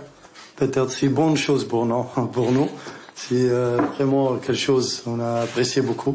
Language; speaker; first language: French; non-native, learner; Arabic